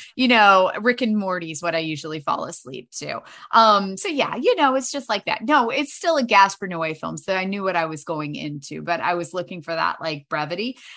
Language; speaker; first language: English; native; English